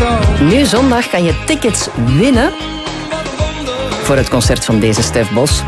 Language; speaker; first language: Dutch; native; Dutch